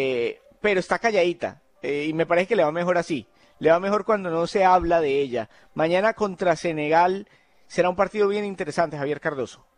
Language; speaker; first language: Spanish; native; Spanish